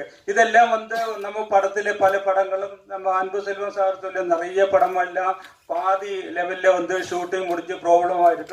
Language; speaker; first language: Tamil; non-native, local second language; Malayalam